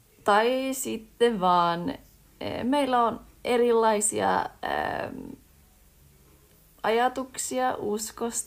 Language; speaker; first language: Finnish; early bilingual, heritage; Finnish